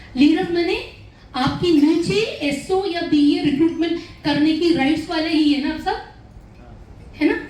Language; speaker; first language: Hindi; non-native, local second language; Malayalam